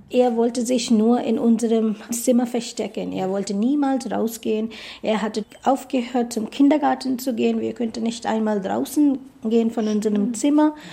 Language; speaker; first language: German; non-native, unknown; Bangla